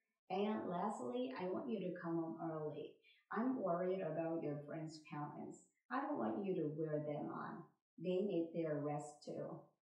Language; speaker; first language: English; non-native, fluent; Korean